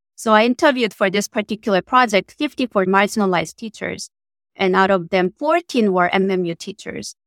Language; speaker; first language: English; non-native, fluent; Korean